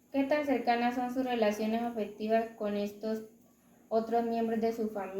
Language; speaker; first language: Spanish; native; Spanish